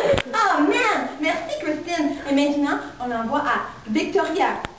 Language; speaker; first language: French; non-native, local second language; English